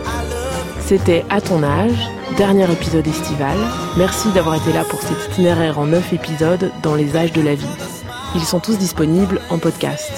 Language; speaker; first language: French; native; French